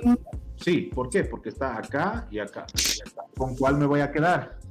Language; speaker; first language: Spanish; native; Spanish